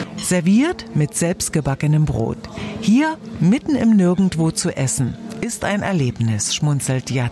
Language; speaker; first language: German; native; German